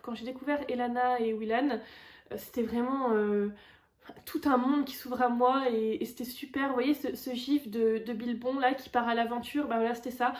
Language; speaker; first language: French; native; French